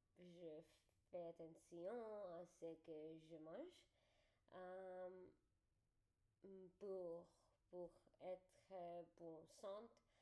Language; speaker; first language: French; non-native, learner; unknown